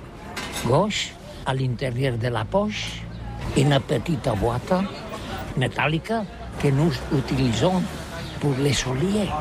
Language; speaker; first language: French; non-native, learner; Catalan